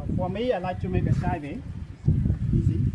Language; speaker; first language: English; non-native, local second language; Khmer